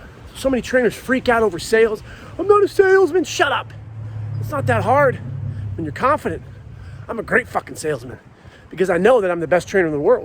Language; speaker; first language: English; native; English